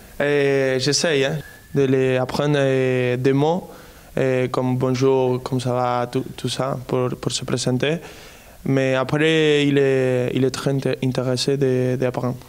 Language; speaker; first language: French; non-native, fluent; Spanish